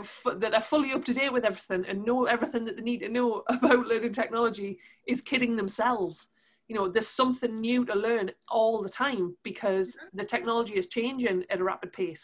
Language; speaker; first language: English; native; English